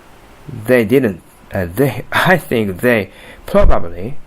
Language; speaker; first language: English; non-native, learner; Japanese